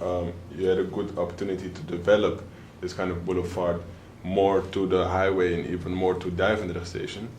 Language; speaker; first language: English; non-native, fluent; Dutch